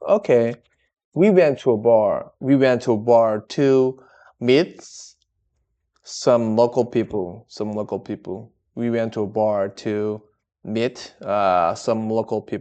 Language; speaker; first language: English; non-native, learner; Korean